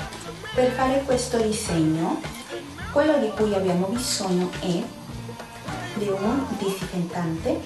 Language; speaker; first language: Italian; non-native, fluent; Spanish